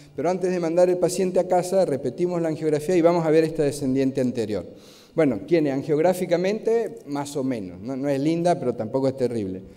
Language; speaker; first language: Spanish; native; Spanish